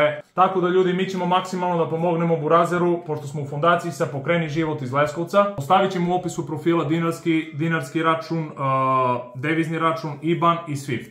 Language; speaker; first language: Serbian; native; Serbian